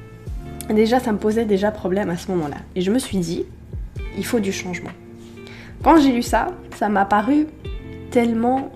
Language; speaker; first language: French; native; French